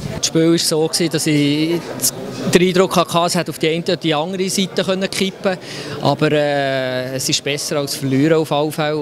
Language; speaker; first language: German; native; German